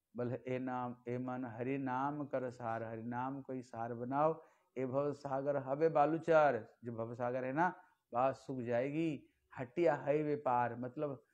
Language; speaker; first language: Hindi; non-native, local second language; Bangla